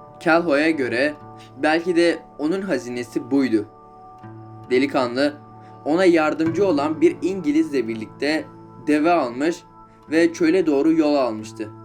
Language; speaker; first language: Turkish; native; Turkish